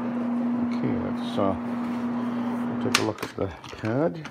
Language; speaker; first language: English; native; English